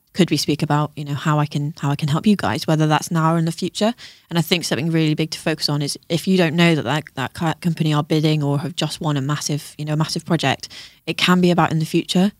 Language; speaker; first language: English; native; English